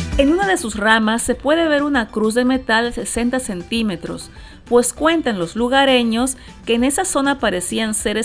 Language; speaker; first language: Spanish; native; Spanish